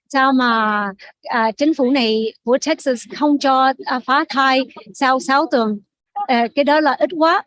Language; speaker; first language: Vietnamese; early bilingual, heritage; Vietnamese